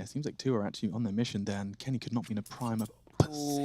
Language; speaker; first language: English; native; English